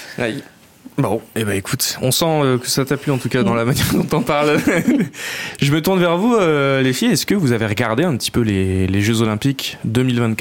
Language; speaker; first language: French; native; French